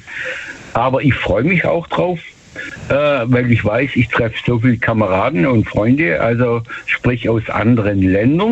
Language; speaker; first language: German; native; German